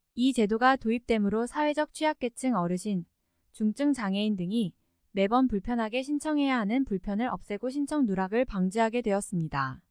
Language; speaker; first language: Korean; native; Korean